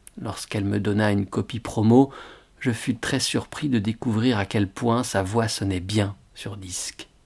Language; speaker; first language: French; native; French